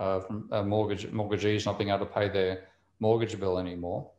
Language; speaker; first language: English; native; English